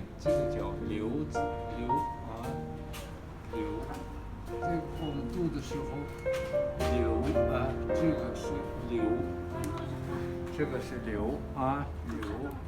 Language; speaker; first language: Chinese; non-native, fluent; Kazakh